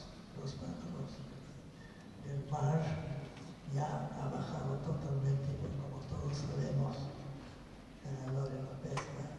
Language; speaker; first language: Spanish; non-native, fluent; English